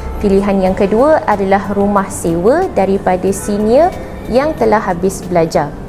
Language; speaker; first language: Malay; native; Malay